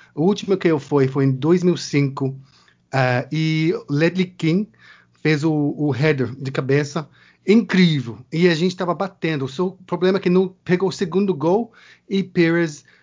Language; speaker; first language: Portuguese; non-native, learner; English